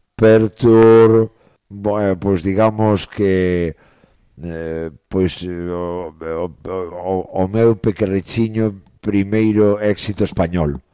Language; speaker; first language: Galician; native; Galician